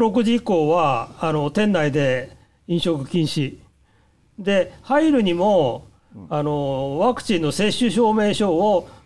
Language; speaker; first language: Japanese; early bilingual, heritage; Japanese